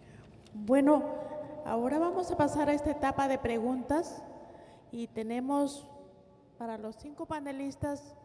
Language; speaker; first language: Spanish; native; Spanish